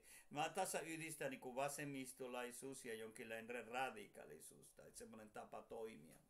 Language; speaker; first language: Finnish; non-native, fluent; Spanish